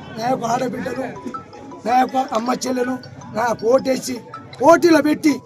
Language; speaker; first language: Telugu; non-native, local second language; Lambadi